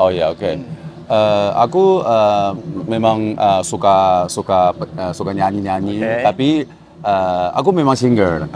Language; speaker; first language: Indonesian; non-native, learner; Chinese